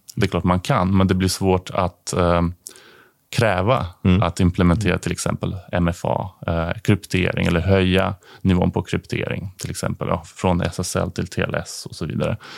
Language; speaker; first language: Swedish; non-native, fluent; Ukrainian